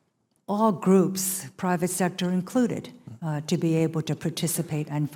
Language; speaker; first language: English; early bilingual, other home language; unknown